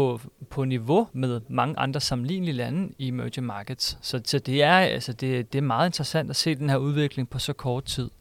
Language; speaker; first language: Danish; native; Danish